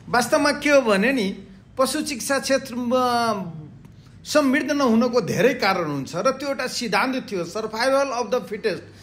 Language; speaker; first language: Nepali; non-native, local second language; Maithili